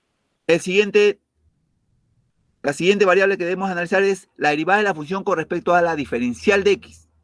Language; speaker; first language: Spanish; native; Spanish